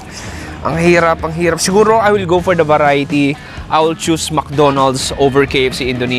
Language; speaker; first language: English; non-native, local second language; Filipino